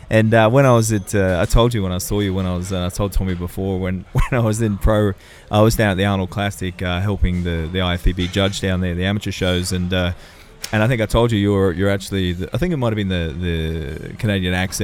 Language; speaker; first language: English; native; English